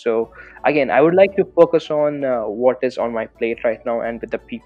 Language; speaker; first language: English; non-native, local second language; Telugu